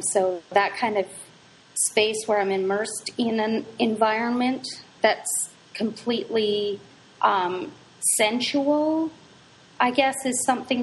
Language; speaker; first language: English; native; English